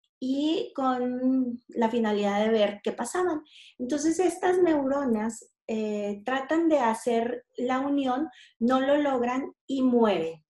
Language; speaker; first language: Spanish; native; Spanish